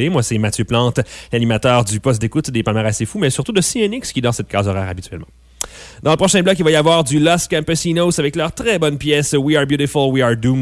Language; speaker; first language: French; native; French